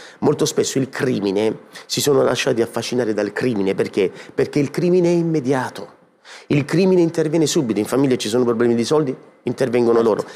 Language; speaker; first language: Italian; native; Italian